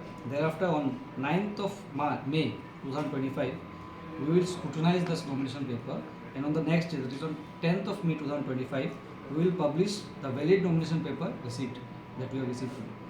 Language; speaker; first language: English; non-native, local second language; Bangla